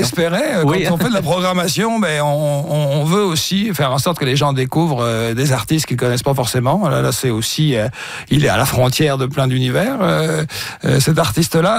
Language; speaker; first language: French; native; French